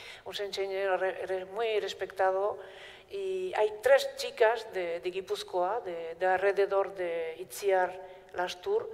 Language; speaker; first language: Spanish; non-native, fluent; Basque